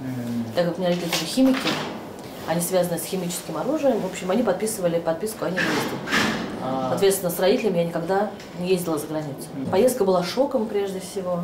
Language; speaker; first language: Russian; native; Russian